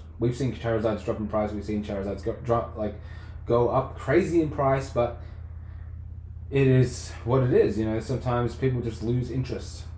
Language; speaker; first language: English; native; English